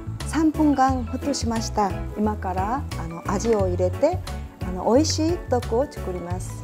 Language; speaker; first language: Japanese; non-native, fluent; Korean